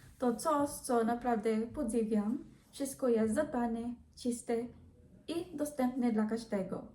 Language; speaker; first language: Polish; non-native, learner; Filipino